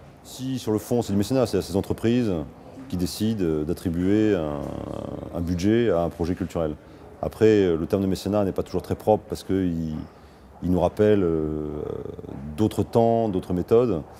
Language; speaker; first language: French; native; French